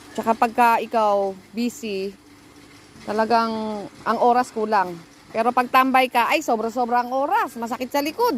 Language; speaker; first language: Filipino; native; Filipino